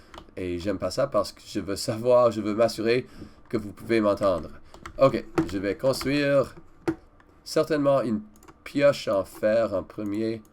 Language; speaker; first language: French; non-native, learner; English